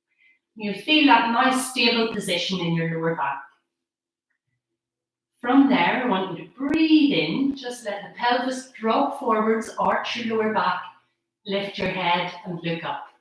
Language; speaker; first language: English; native; English